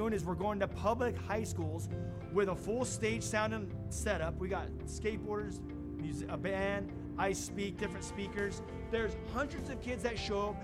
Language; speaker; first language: English; native; English